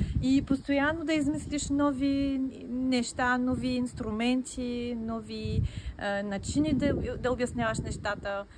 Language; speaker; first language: Bulgarian; non-native, fluent; French